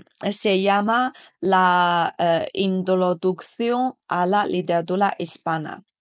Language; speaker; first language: Spanish; non-native, fluent; Chinese